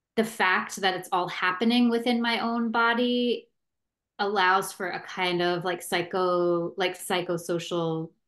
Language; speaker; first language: English; native; English